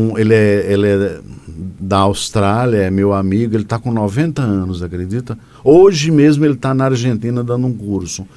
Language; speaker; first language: Portuguese; native; Portuguese